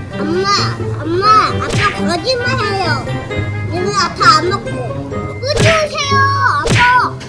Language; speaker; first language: Korean; non-native, learner; Vietnamese